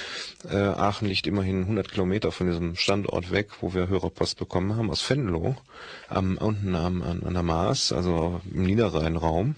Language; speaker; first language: German; native; German